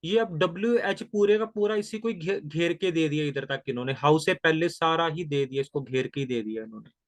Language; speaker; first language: Hindi; non-native, local second language; Punjabi